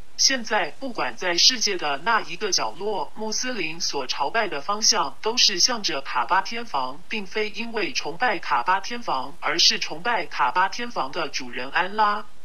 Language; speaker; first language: Chinese; non-native, local second language; Cantonese